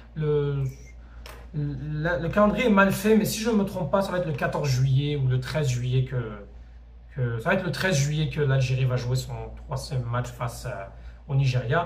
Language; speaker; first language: French; native; French